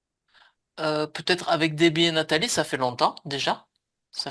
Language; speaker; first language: French; native; French